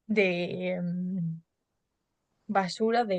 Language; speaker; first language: English; non-native, learner; Spanish